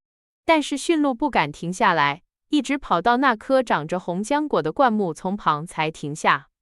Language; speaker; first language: Chinese; native; Chinese